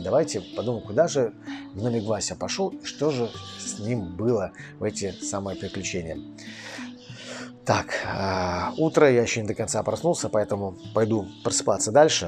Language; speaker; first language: Russian; native; Russian